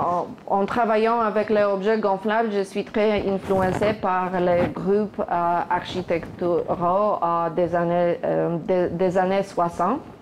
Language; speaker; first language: French; non-native, fluent; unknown